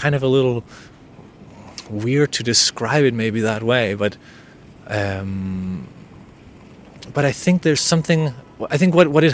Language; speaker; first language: English; non-native, fluent; Danish